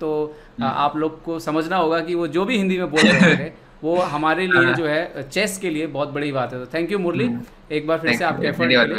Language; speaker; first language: Hindi; native; Hindi